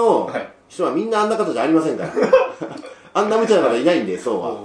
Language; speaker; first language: Japanese; native; Japanese